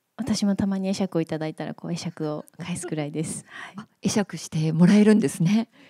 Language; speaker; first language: Japanese; native; Japanese